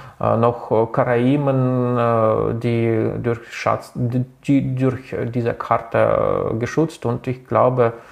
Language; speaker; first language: German; non-native, local second language; Russian